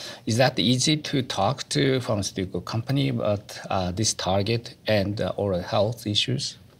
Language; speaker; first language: English; non-native, fluent; Japanese